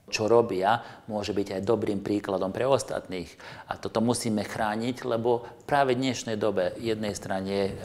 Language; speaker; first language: Slovak; non-native, local second language; Hungarian